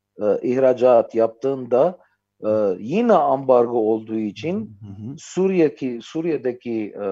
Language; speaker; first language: Turkish; non-native, fluent; Armenian